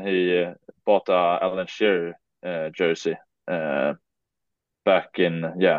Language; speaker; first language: English; non-native, fluent; Swedish